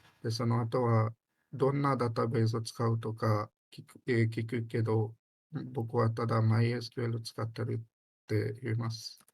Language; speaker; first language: Japanese; non-native, learner; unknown